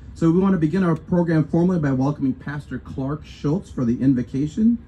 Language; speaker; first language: English; native; English